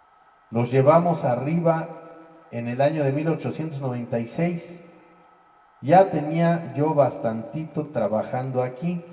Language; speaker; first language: Spanish; native; Spanish